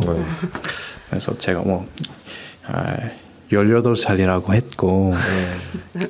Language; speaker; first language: Korean; non-native, fluent; English